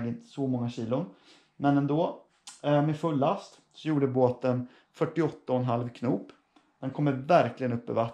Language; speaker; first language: Swedish; native; Swedish